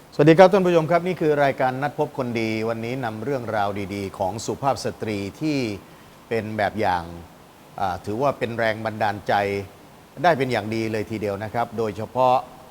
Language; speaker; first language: Thai; native; Thai